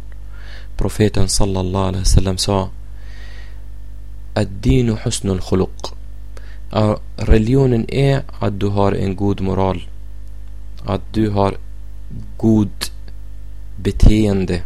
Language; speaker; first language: Swedish; non-native, fluent; Arabic